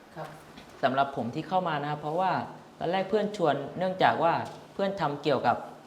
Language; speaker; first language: Thai; non-native, local second language; Hmong